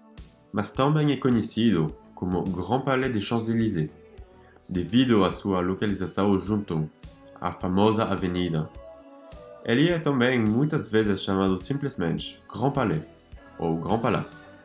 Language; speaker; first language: Portuguese; non-native, fluent; French